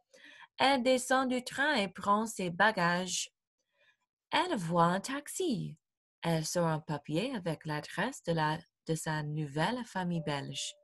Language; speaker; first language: French; non-native, fluent; English